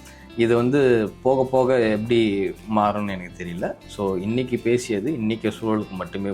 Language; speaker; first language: Tamil; native; Tamil